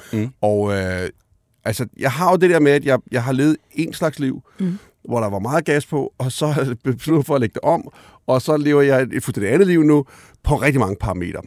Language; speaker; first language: Danish; native; Danish